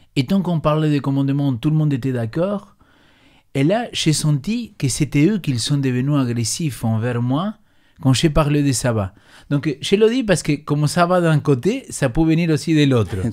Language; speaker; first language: French; non-native, fluent; Spanish